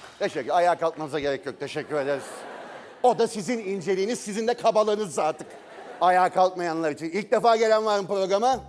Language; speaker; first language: Turkish; native; Turkish